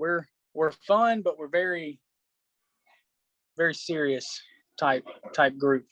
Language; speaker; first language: English; native; English